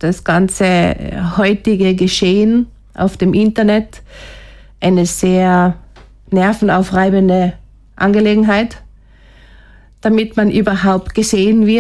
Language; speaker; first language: German; native; German